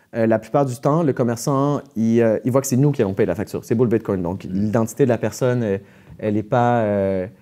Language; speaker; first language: French; native; French